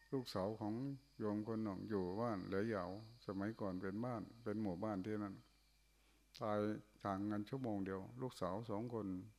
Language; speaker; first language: Thai; non-native, local second language; Northeastern Thai